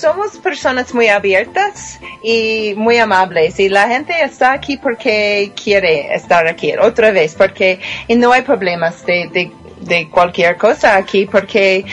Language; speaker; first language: Spanish; non-native, fluent; English